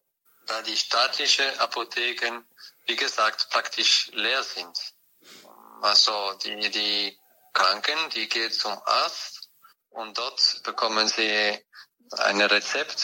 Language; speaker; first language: German; non-native, fluent; French